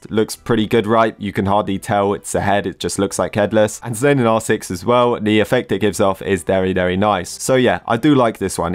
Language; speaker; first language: English; native; English